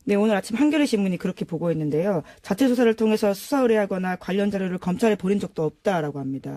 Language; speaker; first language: Korean; native; Korean